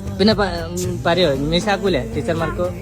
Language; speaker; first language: Malayalam; non-native, fluent; Bangla